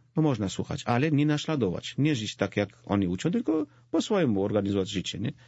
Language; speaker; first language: Polish; non-native, fluent; Georgian